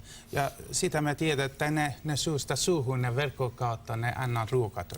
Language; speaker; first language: Finnish; non-native, learner; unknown